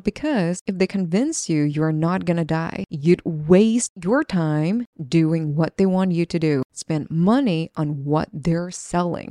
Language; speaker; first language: English; non-native, fluent; Chinese